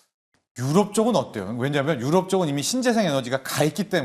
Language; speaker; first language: Korean; native; Korean